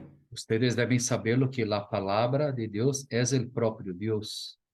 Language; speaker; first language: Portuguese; non-native, learner; Spanish